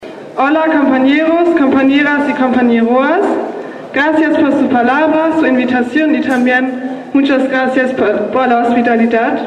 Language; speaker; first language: Spanish; non-native, learner; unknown